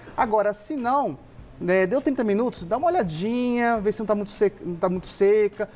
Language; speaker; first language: Portuguese; native; Portuguese